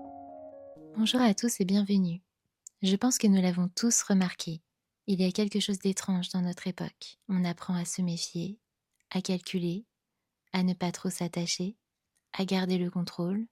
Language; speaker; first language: French; native; French